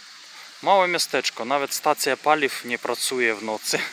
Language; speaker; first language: Polish; non-native, fluent; Russian